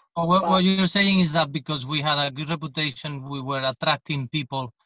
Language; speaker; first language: English; non-native, fluent; Spanish